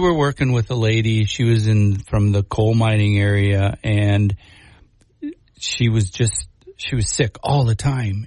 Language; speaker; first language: English; native; English